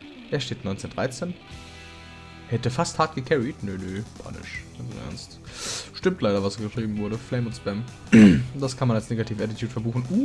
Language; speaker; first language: German; native; German